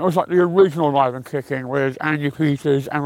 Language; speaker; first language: English; native; English